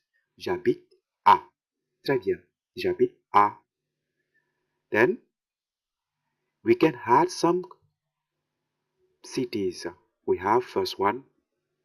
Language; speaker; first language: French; non-native, fluent; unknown